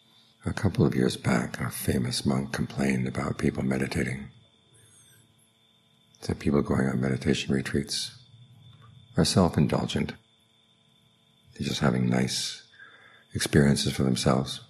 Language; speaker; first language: English; native; English